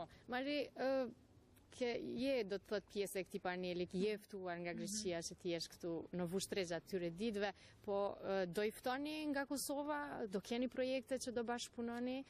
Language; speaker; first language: Albanian; native; Albanian